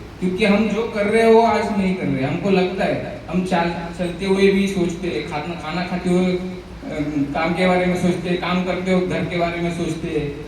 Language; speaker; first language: Hindi; non-native, local second language; Marathi